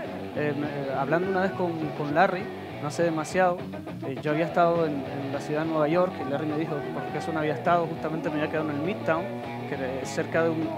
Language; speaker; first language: Spanish; native; Spanish